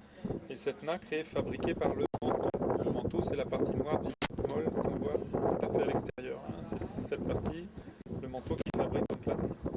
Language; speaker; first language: French; native; French